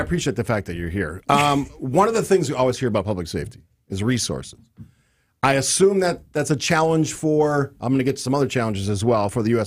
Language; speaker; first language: English; native; English